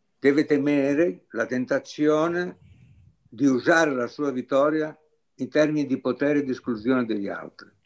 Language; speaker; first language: Italian; non-native, fluent; Greek